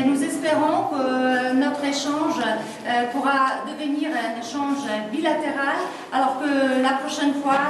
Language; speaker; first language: French; non-native, fluent; Polish